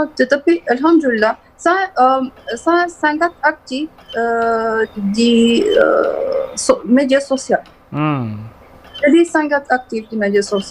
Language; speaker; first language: Indonesian; non-native, learner; Turkish